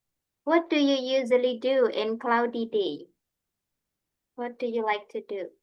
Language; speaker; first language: English; non-native, fluent; Indonesian